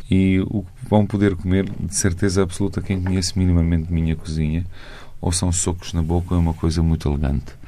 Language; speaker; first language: Portuguese; non-native, fluent; Bosnian